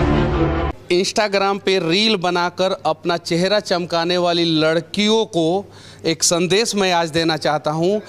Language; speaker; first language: Hindi; native; Hindi